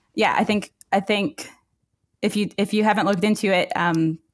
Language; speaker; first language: English; native; English